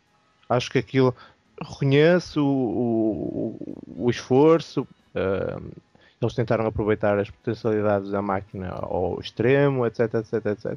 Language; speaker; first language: Portuguese; native; Portuguese